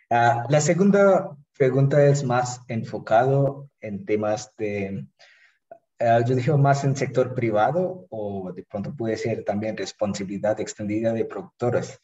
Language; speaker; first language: Spanish; non-native, fluent; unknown